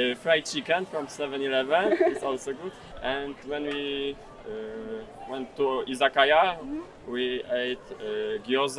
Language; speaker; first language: English; non-native, learner; Polish